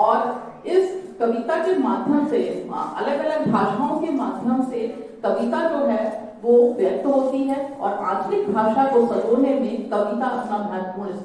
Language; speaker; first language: Hindi; native; Hindi